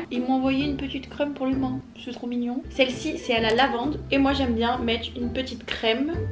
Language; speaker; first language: French; native; French